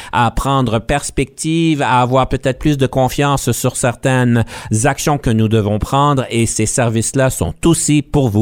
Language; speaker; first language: French; native; French